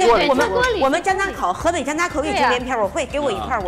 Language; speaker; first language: Chinese; native; Chinese